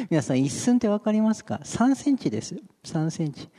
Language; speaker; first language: Japanese; native; Japanese